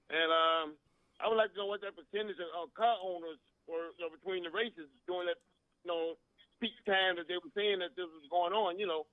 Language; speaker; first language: English; native; English